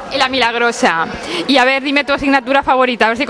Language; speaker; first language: Spanish; native; Spanish